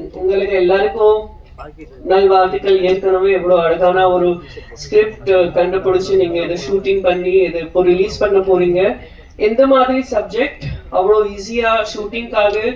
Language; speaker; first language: Tamil; non-native, fluent; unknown